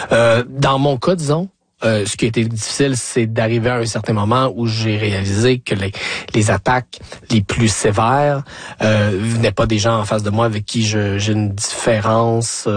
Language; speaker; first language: French; native; French